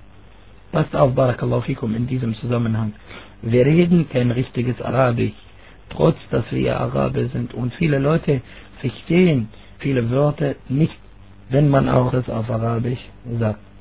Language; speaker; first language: German; non-native, fluent; Arabic